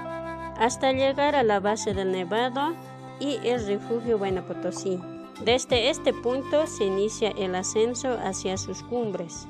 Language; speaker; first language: Spanish; native; Spanish